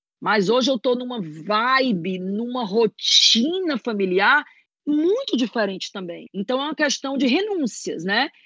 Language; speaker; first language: Portuguese; native; Portuguese